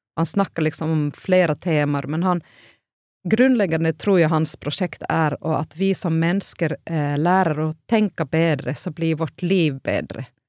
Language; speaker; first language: Norwegian; non-native, fluent; Finnish